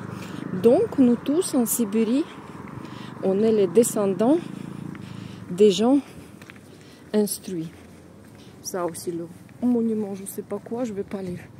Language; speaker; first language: French; non-native, fluent; Russian